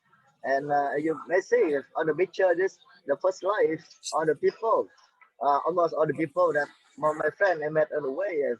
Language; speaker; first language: English; non-native, fluent; Vietnamese